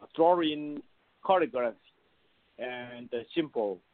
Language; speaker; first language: English; non-native, learner; Chinese